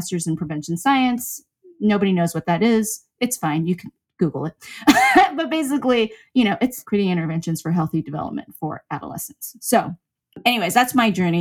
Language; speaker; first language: English; native; English